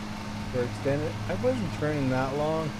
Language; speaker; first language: English; native; English